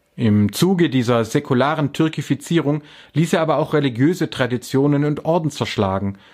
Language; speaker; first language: German; native; German